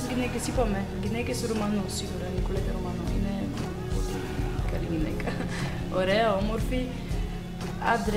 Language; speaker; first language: Greek; non-native, fluent; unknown